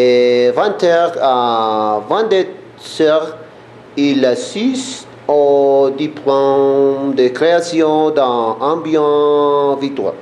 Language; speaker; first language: French; non-native, learner; Spanish